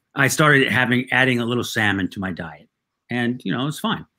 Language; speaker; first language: English; early bilingual, other home language; Spanish